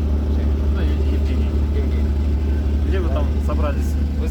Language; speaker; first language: Russian; native; Russian